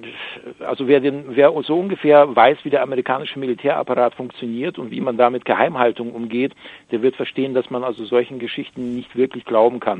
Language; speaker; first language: German; native; German